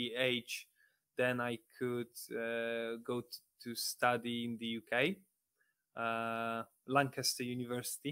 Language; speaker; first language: English; non-native, fluent; Polish